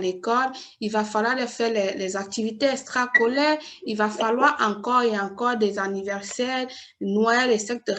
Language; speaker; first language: French; native; French